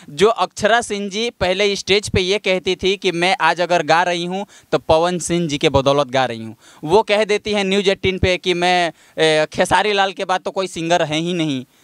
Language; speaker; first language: Hindi; non-native, local second language; Bhojpuri